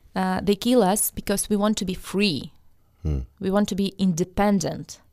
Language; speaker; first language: English; non-native, fluent; Russian